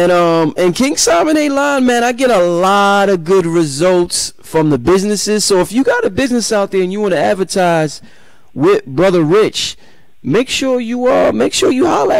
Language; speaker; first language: English; native; English